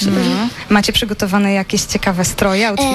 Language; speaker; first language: Polish; native; Polish